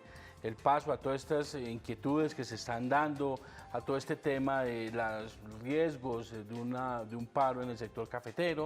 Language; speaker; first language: Spanish; native; Spanish